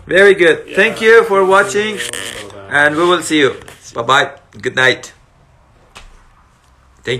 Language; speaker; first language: English; non-native, learner; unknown